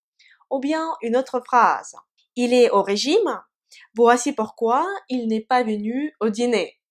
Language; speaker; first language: French; non-native, fluent; Russian